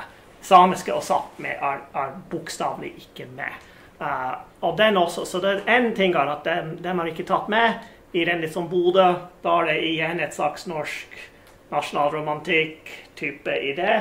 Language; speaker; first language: Norwegian; non-native, fluent; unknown